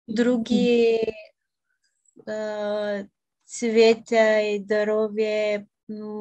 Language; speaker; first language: Russian; non-native, learner; Bulgarian